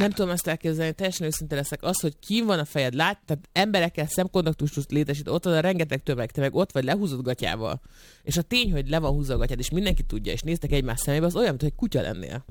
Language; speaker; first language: Hungarian; native; Hungarian